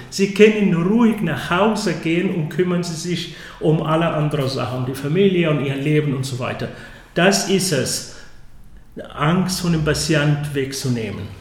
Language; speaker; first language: German; non-native, fluent; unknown